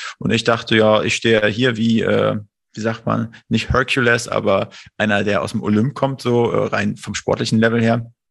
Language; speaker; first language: German; native; German